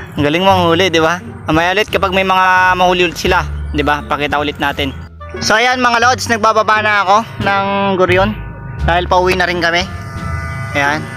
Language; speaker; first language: Filipino; non-native, local second language; Iloko